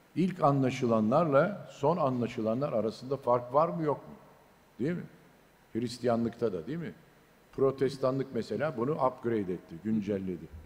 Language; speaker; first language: Turkish; native; Turkish